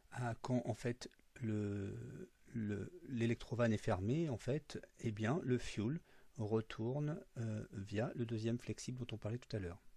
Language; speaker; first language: French; native; French